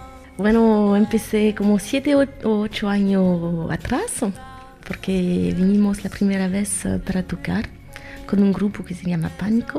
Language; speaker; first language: Spanish; non-native, fluent; French